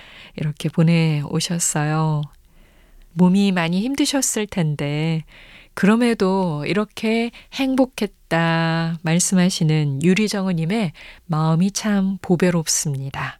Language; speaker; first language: Korean; native; Korean